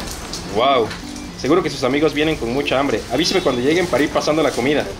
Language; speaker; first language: Spanish; native; Spanish